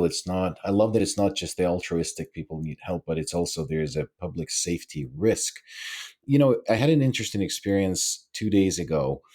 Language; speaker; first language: English; non-native, fluent; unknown